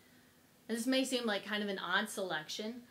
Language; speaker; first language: English; native; English